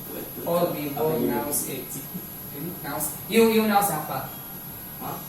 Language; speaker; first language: English; non-native, learner; Indonesian